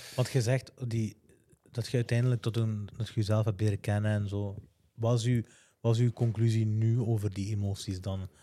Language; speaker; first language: Dutch; native; Dutch